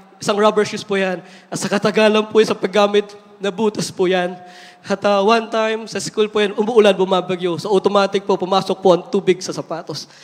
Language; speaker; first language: Filipino; native; Filipino